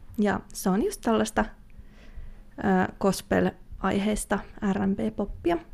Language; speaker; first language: Finnish; native; Finnish